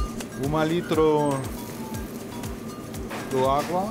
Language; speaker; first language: Portuguese; non-native, learner; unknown